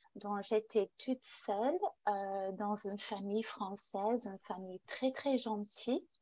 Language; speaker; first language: French; non-native, fluent; English